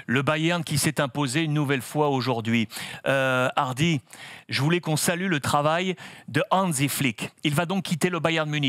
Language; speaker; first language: French; native; French